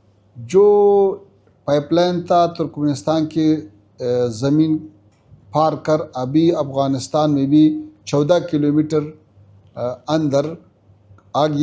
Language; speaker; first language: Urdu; non-native, fluent; Pashto